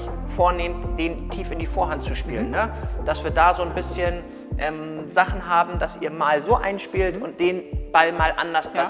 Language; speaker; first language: German; native; German